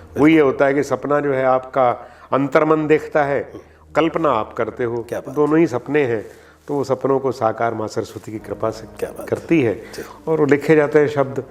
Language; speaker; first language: Hindi; non-native, local second language; Punjabi